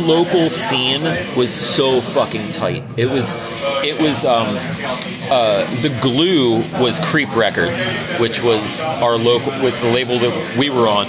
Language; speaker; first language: English; native; English